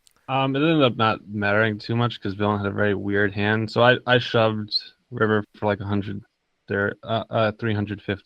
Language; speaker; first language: English; native; English